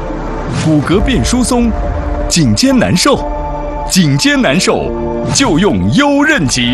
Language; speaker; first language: Chinese; native; Chinese